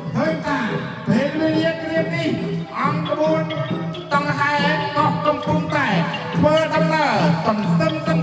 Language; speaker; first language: Khmer; native; Khmer